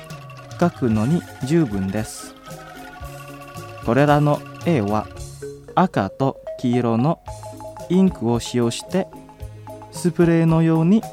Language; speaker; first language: Japanese; non-native, fluent; Indonesian